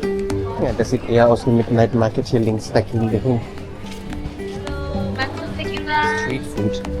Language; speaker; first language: German; native; German